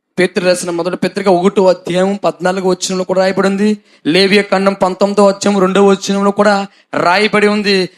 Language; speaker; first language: Telugu; non-native, local second language; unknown